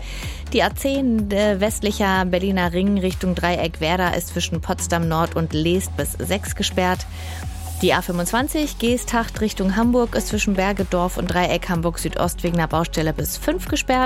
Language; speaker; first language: German; native; German